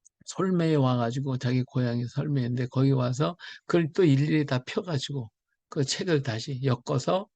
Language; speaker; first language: Korean; native; Korean